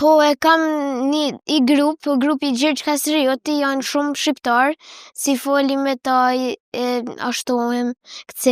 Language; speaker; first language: Albanian; early bilingual, heritage; Albanian